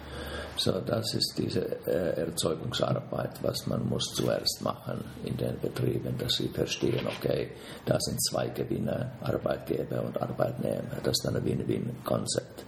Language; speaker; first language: German; non-native, fluent; Finnish